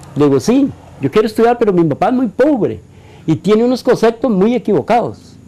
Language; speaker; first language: Spanish; native; Spanish